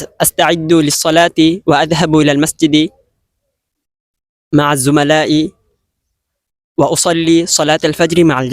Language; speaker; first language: Arabic; non-native, learner; Bangla